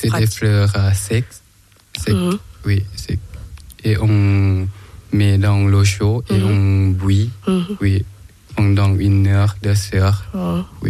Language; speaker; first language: French; non-native, learner; Thai